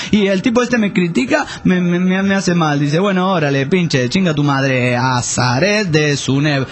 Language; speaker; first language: Spanish; native; Spanish